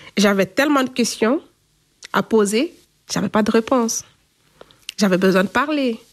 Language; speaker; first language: French; non-native, local second language; Fula